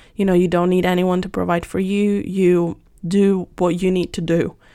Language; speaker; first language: English; non-native, fluent; Spanish